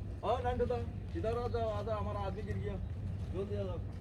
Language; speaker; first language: Hindi; non-native, local second language; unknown